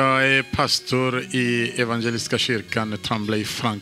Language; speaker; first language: Swedish; non-native, fluent; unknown